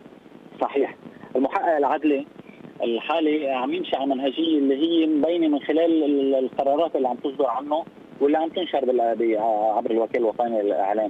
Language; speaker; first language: Arabic; native; Arabic